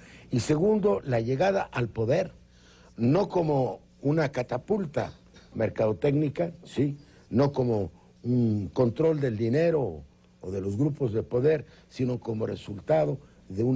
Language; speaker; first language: Spanish; native; Spanish